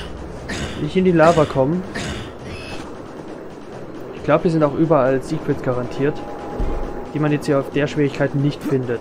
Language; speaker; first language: German; native; German